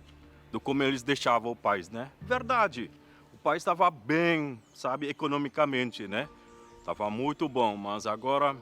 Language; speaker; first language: Portuguese; non-native, fluent; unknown